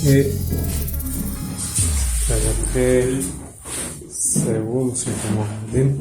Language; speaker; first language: French; non-native, learner; Persian